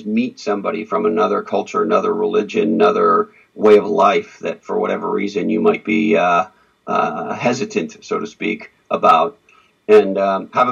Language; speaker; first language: English; native; English